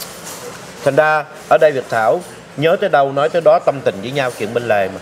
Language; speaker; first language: Vietnamese; native; Vietnamese